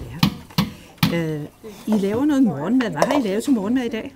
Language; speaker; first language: Danish; native; Danish